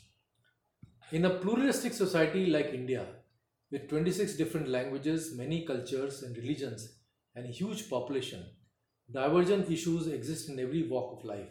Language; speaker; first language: English; non-native, local second language; Hindi